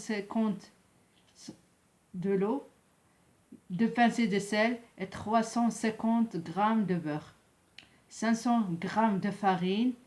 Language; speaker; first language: French; non-native, local second language; Arabic